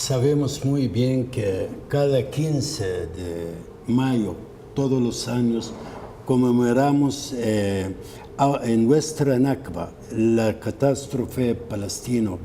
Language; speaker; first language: Spanish; non-native, fluent; Arabic